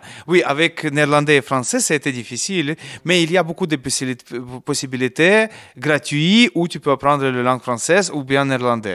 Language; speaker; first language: French; non-native, learner; Ukrainian